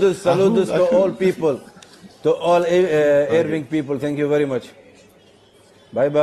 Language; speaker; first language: English; non-native, learner; Arabic